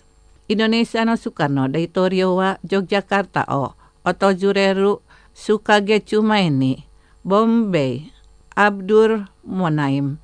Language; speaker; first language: Japanese; non-native, fluent; Indonesian